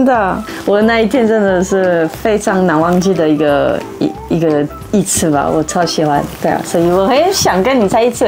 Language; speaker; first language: Chinese; non-native, fluent; French